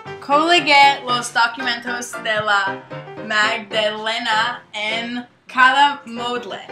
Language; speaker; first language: Spanish; non-native, learner; English